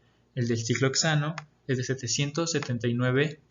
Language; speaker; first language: Spanish; native; Spanish